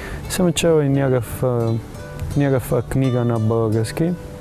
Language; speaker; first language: Bulgarian; non-native, fluent; Italian